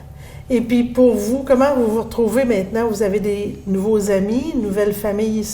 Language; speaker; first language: French; native; French